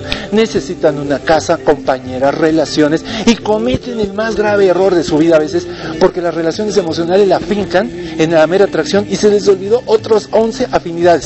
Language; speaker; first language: Spanish; native; Spanish